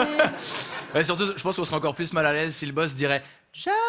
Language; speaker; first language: French; native; French